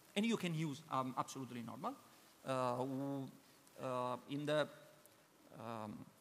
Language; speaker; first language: English; non-native, learner; Italian